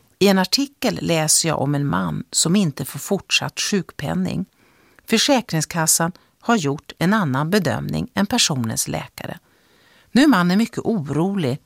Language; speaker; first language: Swedish; native; Swedish